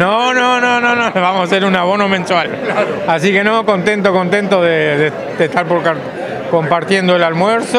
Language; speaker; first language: Spanish; native; Spanish